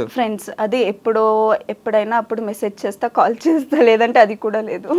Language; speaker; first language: Telugu; non-native, local second language; Kannada